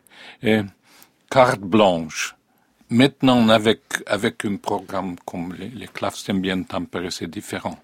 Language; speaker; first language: French; non-native, fluent; Hungarian